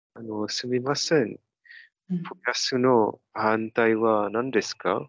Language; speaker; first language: Japanese; non-native, learner; Czech